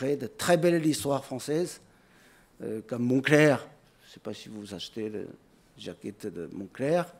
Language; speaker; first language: French; non-native, fluent; Chinese